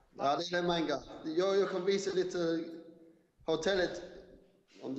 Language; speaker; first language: Swedish; non-native, fluent; English